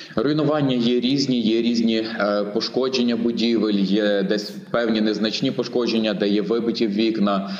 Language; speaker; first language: Ukrainian; native; Ukrainian